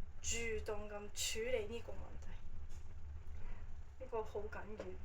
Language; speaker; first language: Cantonese; non-native, fluent; Japanese